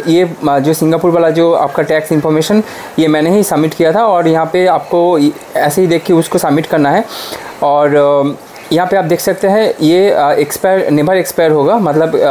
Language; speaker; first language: Hindi; non-native, local second language; Bangla